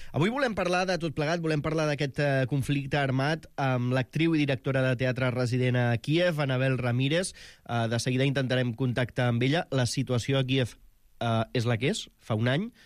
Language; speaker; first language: Catalan; native; Catalan